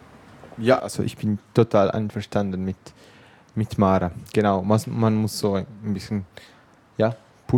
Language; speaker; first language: German; non-native, local second language; Italian